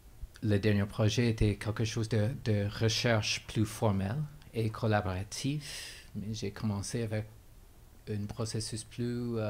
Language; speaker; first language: French; non-native, fluent; English